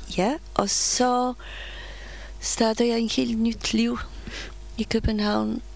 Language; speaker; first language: Danish; non-native, fluent; Polish